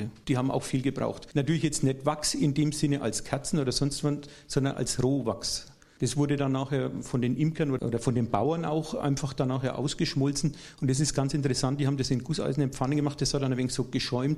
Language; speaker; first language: German; native; German